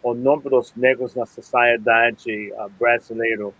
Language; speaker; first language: Portuguese; non-native, learner; English